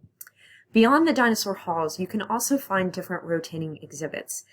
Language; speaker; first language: English; native; English